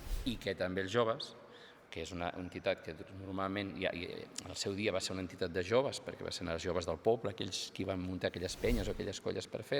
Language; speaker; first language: Catalan; native; Catalan